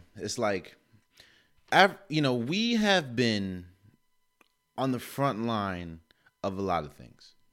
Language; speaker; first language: English; native; English